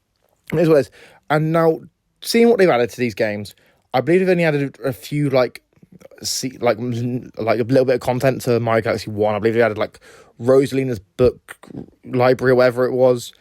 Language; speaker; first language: English; native; English